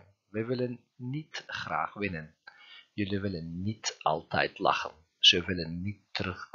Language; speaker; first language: Dutch; non-native, fluent; Turkish